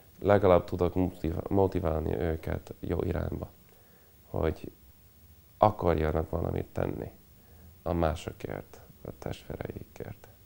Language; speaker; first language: Hungarian; non-native, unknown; English